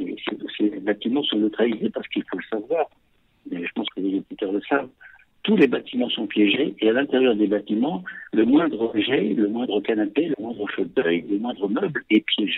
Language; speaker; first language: French; native; French